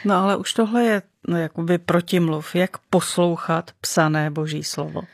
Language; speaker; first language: Czech; native; Czech